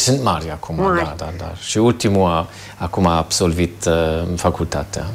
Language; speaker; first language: Romanian; non-native, fluent; German